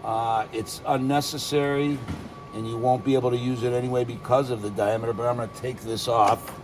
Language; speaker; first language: English; native; English